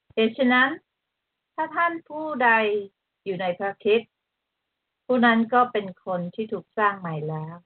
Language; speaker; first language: Thai; native; Thai